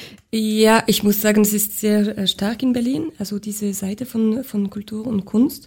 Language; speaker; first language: German; non-native, local second language; French